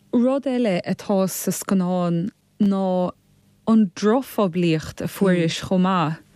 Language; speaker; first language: Irish; native; Irish